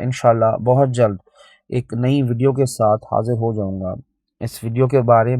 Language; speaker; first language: Urdu; native; Urdu